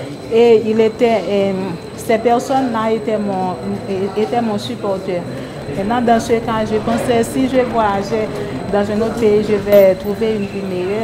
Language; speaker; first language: French; non-native, local second language; Haitian Creole